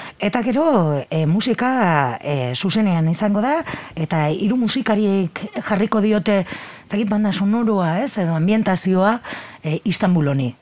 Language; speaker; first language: Basque; native; Basque